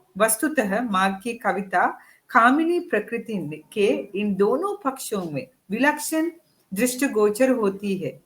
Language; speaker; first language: Hindi; non-native, fluent; Sinhala